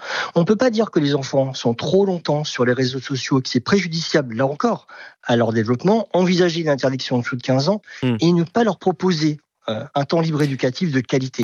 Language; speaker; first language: French; native; French